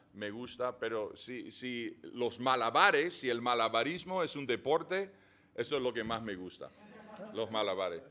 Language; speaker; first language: Spanish; non-native, fluent; English